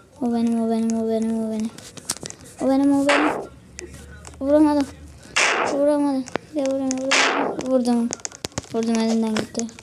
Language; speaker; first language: Turkish; native; Turkish